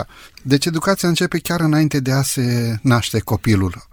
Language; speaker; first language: Romanian; native; Romanian